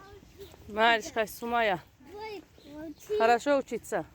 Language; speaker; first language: Russian; non-native, learner; Tajik